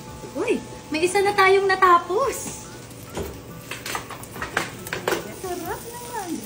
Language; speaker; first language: Filipino; native; Filipino